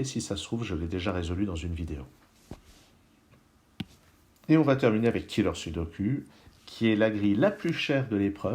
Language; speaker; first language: French; native; French